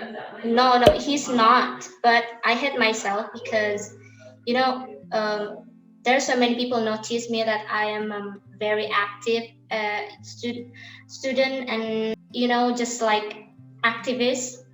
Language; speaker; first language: English; non-native, learner; Indonesian